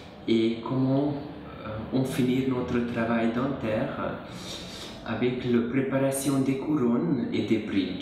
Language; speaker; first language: French; non-native, learner; Hungarian